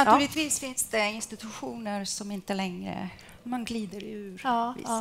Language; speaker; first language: Swedish; non-native, fluent; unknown